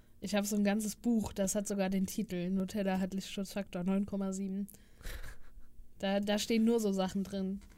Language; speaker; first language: German; native; German